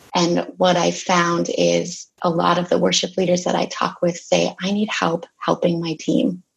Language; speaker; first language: English; native; English